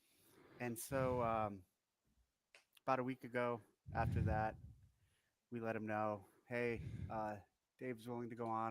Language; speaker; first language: English; native; English